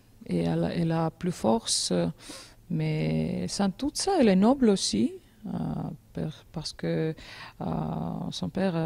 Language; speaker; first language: French; non-native, learner; Georgian